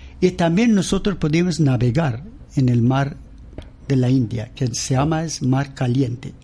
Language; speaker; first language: Spanish; non-native, learner; Persian